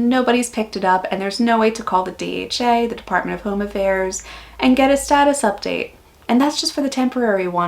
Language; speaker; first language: English; native; English